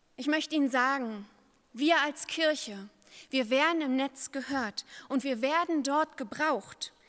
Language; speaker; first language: German; native; German